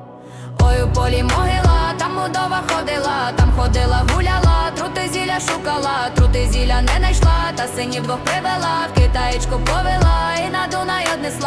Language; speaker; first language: Ukrainian; native; Ukrainian